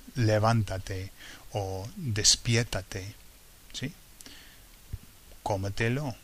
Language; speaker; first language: Spanish; non-native, fluent; English